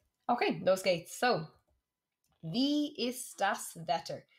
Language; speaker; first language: German; non-native, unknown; English